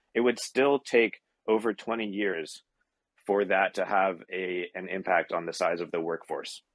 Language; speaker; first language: English; native; English